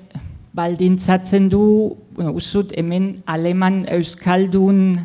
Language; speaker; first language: Basque; non-native, fluent; German